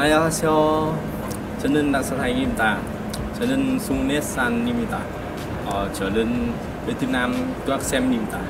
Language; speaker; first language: Korean; non-native, learner; Vietnamese